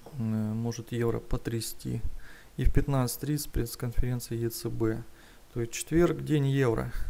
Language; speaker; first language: Russian; native; Russian